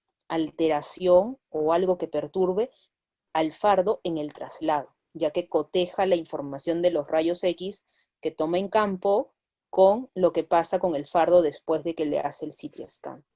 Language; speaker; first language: Spanish; native; Spanish